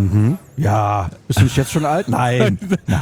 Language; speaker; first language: German; native; German